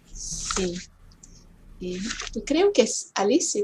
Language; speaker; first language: Spanish; non-native, fluent; Portuguese